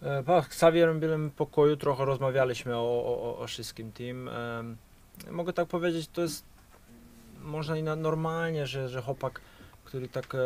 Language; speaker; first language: Polish; non-native, fluent; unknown